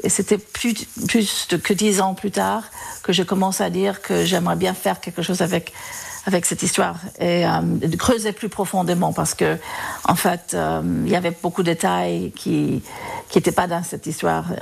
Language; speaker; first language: French; non-native, fluent; English